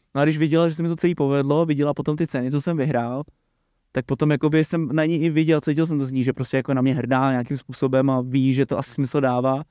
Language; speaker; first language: Czech; native; Czech